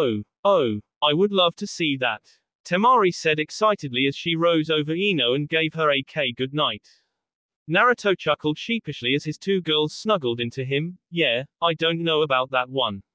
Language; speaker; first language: English; native; English